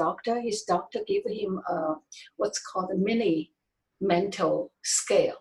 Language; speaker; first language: English; non-native, fluent; Chinese